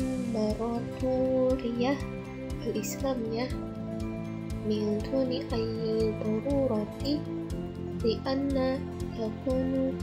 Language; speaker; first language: Arabic; non-native, learner; Indonesian